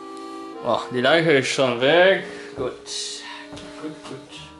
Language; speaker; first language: German; non-native, learner; Polish